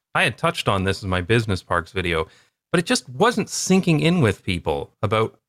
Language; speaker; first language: English; native; English